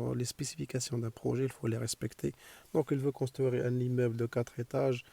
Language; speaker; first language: French; non-native, local second language; Arabic